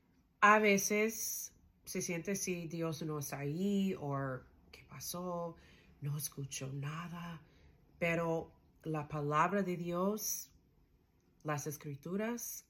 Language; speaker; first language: Spanish; non-native, learner; English